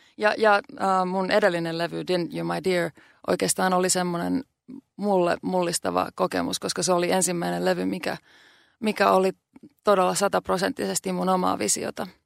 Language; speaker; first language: Finnish; native; Finnish